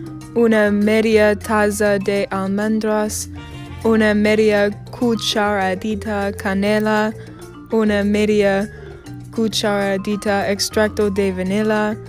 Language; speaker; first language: Spanish; non-native, learner; English